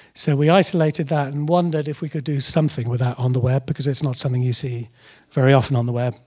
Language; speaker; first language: English; native; English